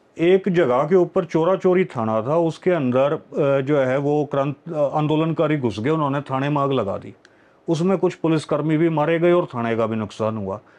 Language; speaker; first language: Hindi; native; Hindi